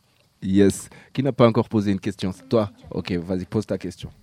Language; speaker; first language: French; native; French